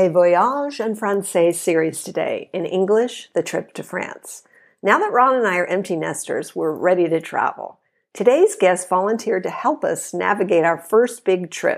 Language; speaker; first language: English; native; English